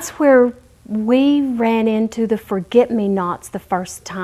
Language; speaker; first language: English; native; English